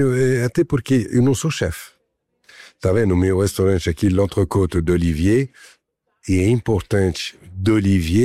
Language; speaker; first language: Portuguese; non-native, fluent; French